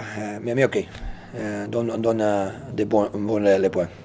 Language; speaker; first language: French; non-native, fluent; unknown